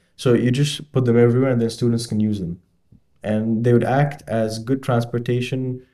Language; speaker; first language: English; non-native, fluent; Arabic